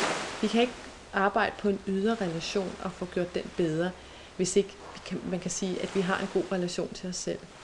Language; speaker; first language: Danish; native; Danish